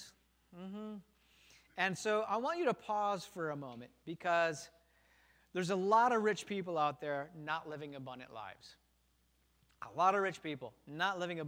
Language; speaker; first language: English; native; English